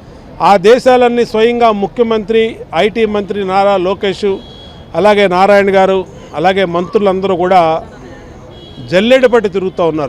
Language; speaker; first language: Telugu; native; Telugu